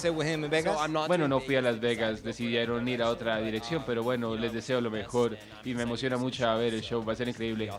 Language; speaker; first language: Spanish; non-native, fluent; English